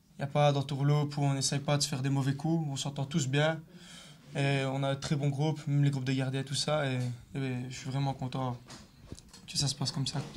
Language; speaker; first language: French; native; French